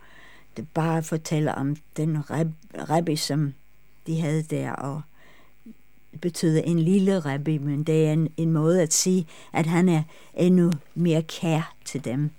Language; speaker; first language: Danish; non-native, fluent; English